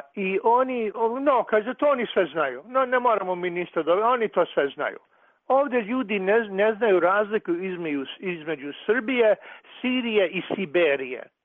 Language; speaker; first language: Croatian; early bilingual, heritage; Serbian